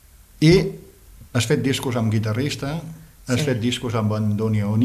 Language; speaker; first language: Catalan; native; Catalan